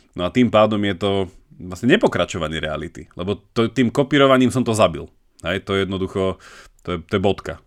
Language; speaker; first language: Slovak; native; Slovak